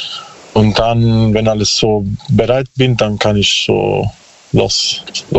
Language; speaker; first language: German; non-native, learner; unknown